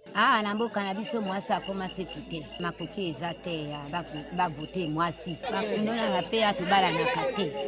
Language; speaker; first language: Lingala; non-native, local second language; Mongo